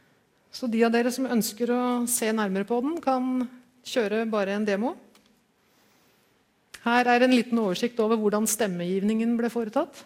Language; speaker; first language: Norwegian; native; Norwegian